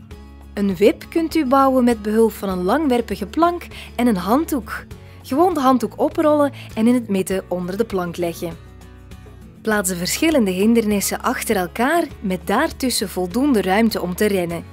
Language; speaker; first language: Dutch; native; Dutch